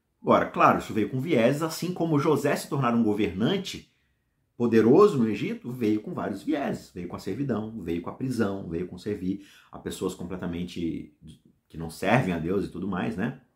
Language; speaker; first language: Portuguese; native; Portuguese